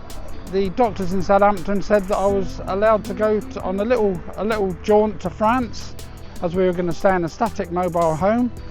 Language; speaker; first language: English; native; English